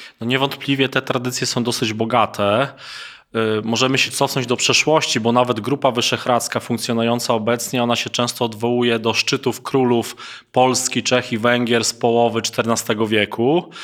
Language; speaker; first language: Polish; native; Polish